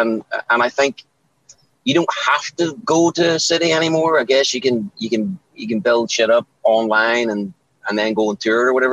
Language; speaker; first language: English; native; English